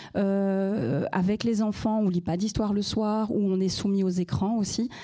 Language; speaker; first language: French; native; French